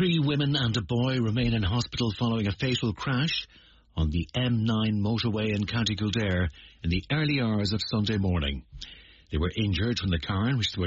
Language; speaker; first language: English; native; English